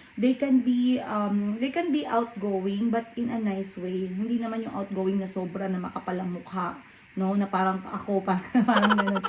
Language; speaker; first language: Filipino; non-native, local second language; Cebuano